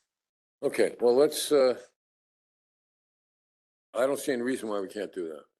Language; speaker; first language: English; native; English